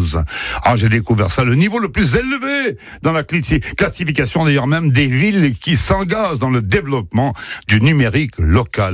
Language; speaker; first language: French; native; French